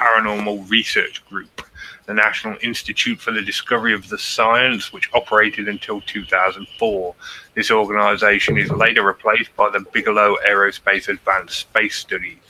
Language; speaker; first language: English; native; English